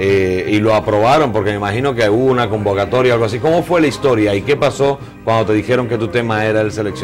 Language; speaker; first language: Spanish; native; Spanish